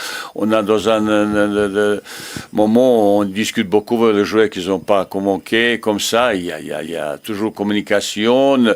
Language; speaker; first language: French; non-native, learner; Bosnian